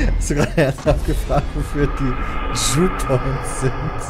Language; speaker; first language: German; native; German